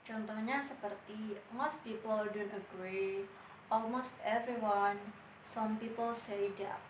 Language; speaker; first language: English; non-native, learner; Indonesian